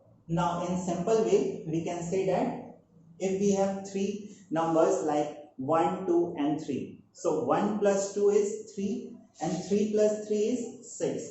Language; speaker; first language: English; non-native, local second language; Hindi